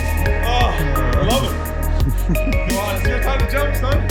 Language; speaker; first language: English; native; English